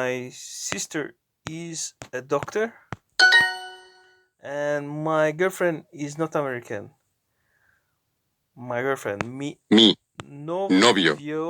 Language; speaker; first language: English; non-native, fluent; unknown